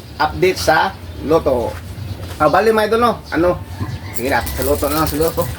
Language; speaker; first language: Filipino; non-native, local second language; Cebuano